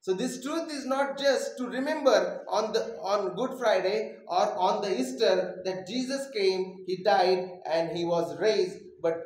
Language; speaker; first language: English; non-native, local second language; Marathi